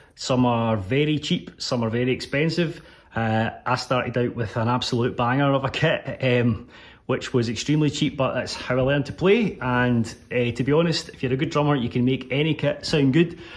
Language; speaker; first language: English; native; English